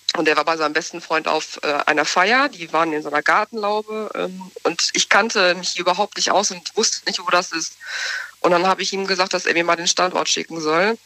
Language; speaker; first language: German; native; German